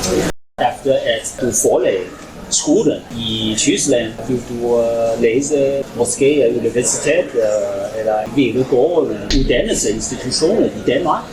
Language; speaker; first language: Danish; non-native, learner; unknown